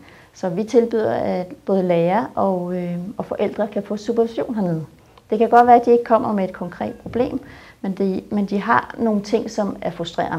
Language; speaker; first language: Danish; native; Danish